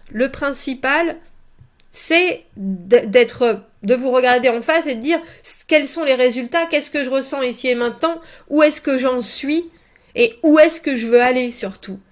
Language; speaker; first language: French; native; French